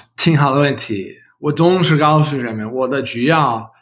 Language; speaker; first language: Chinese; non-native, learner; English